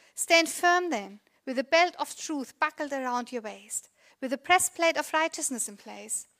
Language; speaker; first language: English; non-native, fluent; German